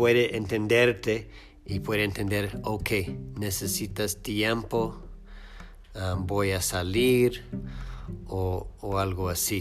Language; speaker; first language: Spanish; non-native, fluent; English